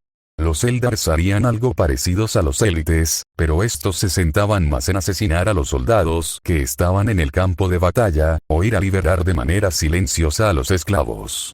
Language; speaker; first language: Spanish; native; Spanish